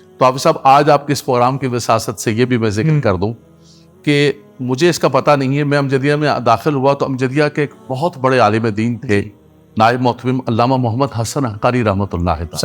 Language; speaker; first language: Urdu; non-native, local second language; Gujari